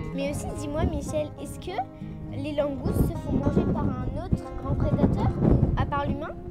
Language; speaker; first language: French; native; French